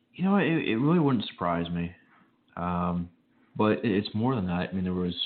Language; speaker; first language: English; native; English